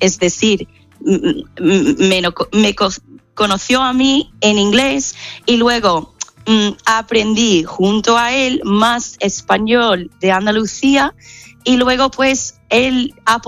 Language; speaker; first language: Spanish; non-native, fluent; English